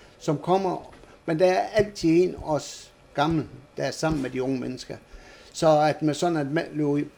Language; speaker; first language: Danish; native; Danish